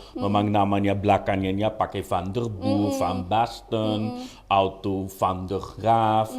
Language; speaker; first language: Indonesian; non-native, fluent; Dutch